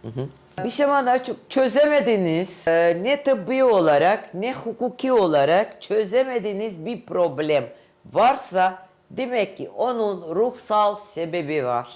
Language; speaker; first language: Turkish; non-native, fluent; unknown